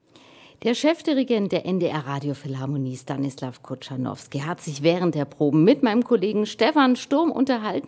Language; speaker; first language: German; native; German